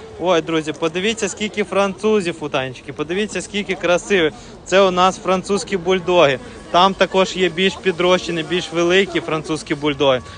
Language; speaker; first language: Ukrainian; non-native, local second language; Russian